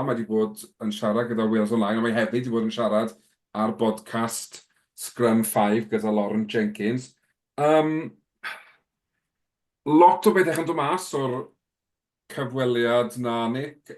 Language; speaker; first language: Welsh; native; Welsh